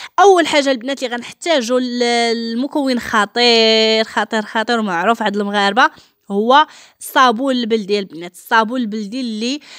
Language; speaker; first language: Arabic; native; Arabic